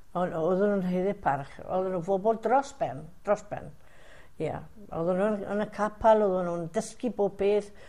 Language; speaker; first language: Welsh; early bilingual, heritage; Welsh